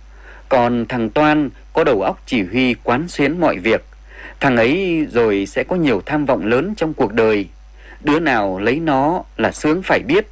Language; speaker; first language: Vietnamese; native; Vietnamese